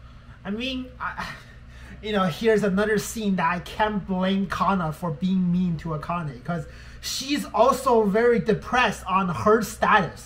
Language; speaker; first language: English; non-native, fluent; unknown